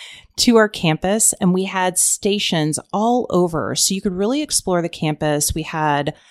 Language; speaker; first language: English; native; English